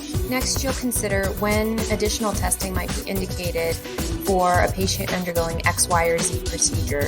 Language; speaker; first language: English; native; English